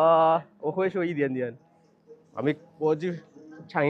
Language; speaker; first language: Chinese; non-native, learner; Bangla